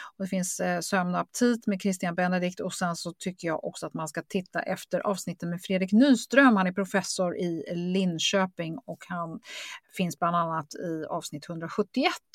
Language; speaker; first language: Swedish; native; Swedish